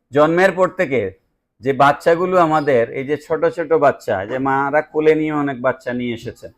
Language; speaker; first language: Bangla; native; Bangla